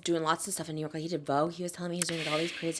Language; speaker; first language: English; native; English